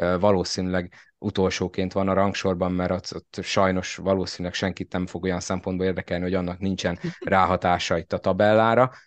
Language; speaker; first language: Hungarian; native; Hungarian